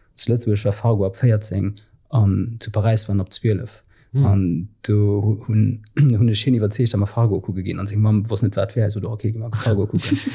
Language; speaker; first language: Luxembourgish; native; Luxembourgish